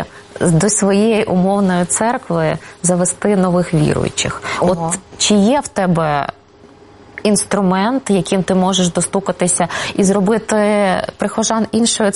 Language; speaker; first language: Ukrainian; non-native, local second language; Russian